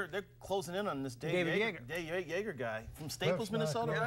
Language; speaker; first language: English; native; English